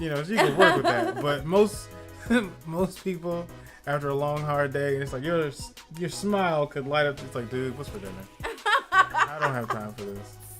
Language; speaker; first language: English; native; English